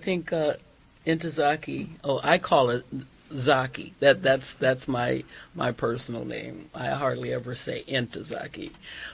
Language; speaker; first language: English; native; English